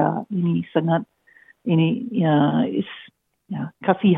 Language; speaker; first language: Indonesian; non-native, learner; English